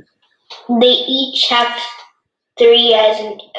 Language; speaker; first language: English; native; English